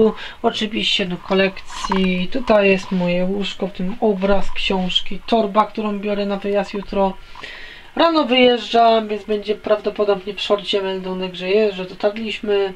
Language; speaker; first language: Polish; native; Polish